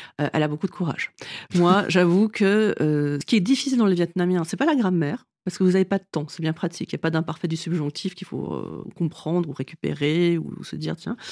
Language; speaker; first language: French; early bilingual, other home language; Vietnamese